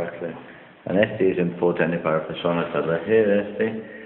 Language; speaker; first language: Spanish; non-native, learner; English